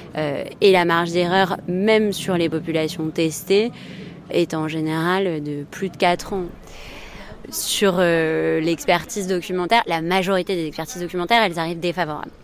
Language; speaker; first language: French; native; French